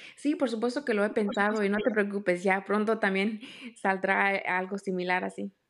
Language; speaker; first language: Spanish; native; Spanish